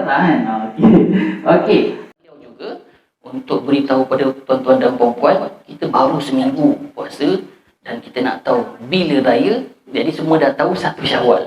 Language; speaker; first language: Malay; native; Malay